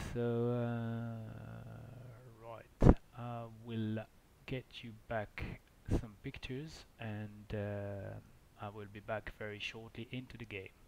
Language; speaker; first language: English; non-native, fluent; French